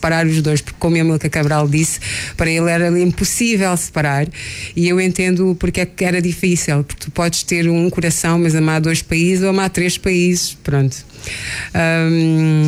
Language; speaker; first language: Portuguese; non-native, local second language; Kabuverdianu